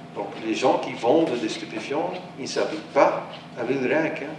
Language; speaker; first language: French; non-native, local second language; Dutch